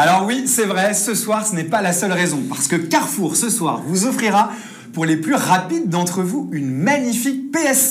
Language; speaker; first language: French; native; French